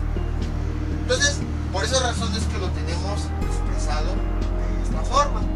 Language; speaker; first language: Spanish; native; Spanish